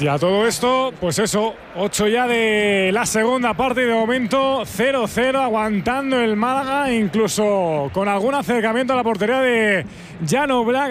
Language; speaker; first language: Spanish; native; Spanish